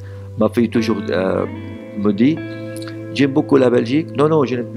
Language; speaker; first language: French; non-native, learner; Arabic